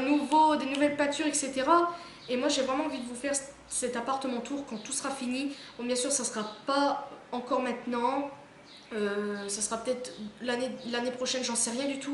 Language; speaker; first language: French; native; French